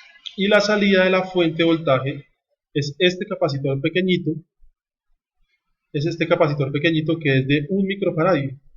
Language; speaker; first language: Spanish; native; Spanish